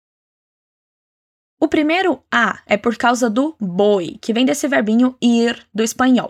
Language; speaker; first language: Portuguese; native; Portuguese